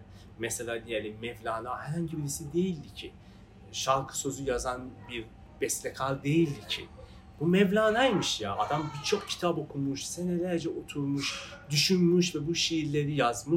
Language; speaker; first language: Turkish; non-native, fluent; Persian